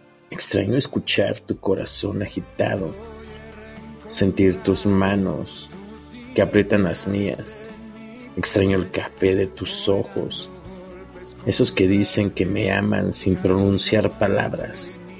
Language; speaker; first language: Spanish; native; Spanish